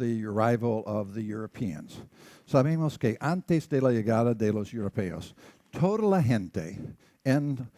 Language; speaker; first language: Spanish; non-native, learner; English